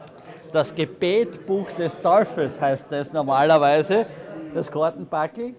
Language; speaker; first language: German; native; German